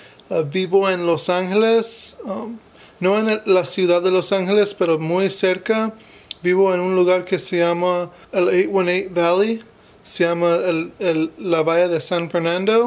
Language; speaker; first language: Spanish; non-native, fluent; English